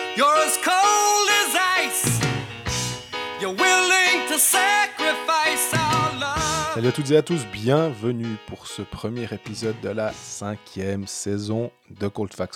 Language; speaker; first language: French; native; French